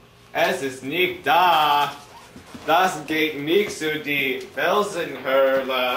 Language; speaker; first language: German; non-native, learner; English